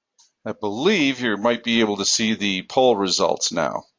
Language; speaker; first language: English; native; English